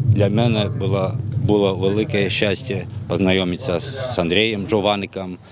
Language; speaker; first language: Ukrainian; non-native, learner; Latvian